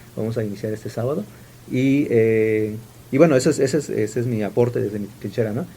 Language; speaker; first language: Spanish; non-native, local second language; Zapotec